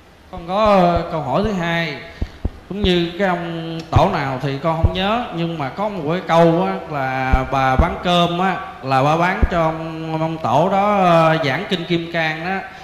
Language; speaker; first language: Vietnamese; non-native, local second language; Khmer